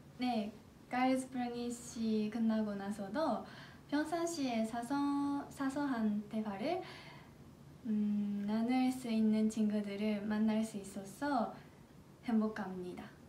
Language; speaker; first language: Korean; non-native, fluent; Japanese